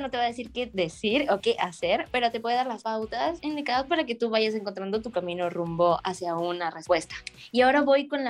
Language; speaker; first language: Spanish; native; Spanish